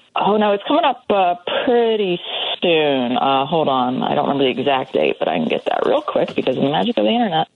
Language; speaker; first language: English; native; English